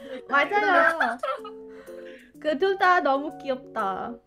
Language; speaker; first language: Korean; non-native, learner; Indonesian